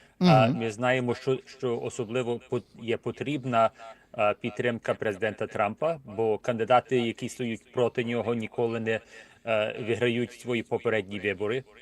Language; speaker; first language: Ukrainian; early bilingual, heritage; Ukrainian